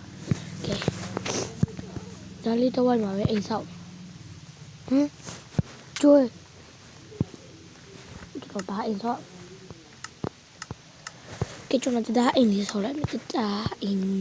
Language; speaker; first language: Burmese; native; Burmese